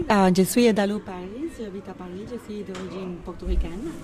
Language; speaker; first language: French; non-native, learner; Spanish